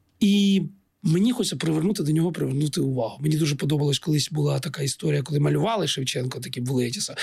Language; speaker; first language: Ukrainian; non-native, local second language; Russian